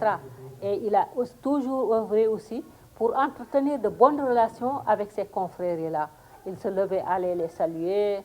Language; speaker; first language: French; non-native, local second language; Fula